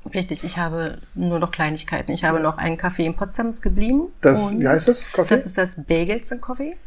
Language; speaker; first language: German; native; German